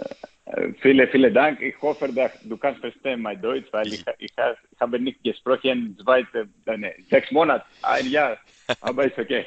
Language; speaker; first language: German; non-native, learner; Greek